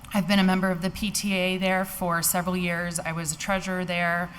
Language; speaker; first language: English; native; English